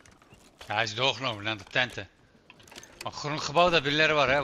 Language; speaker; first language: Dutch; non-native, local second language; Turkish